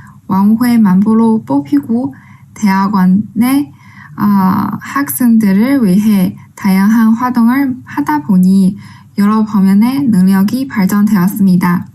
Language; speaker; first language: Korean; non-native, fluent; Chinese